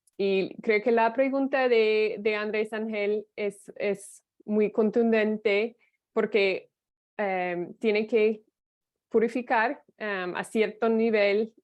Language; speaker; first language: Spanish; non-native, fluent; English